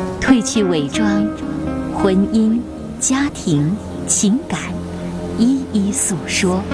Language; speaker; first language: Chinese; native; Chinese